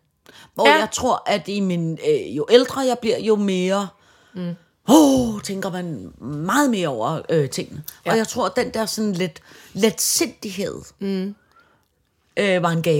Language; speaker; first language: Danish; native; Danish